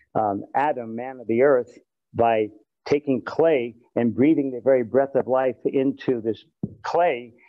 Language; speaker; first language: English; native; English